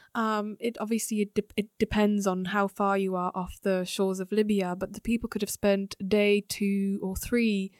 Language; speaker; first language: English; non-native, fluent; Slovak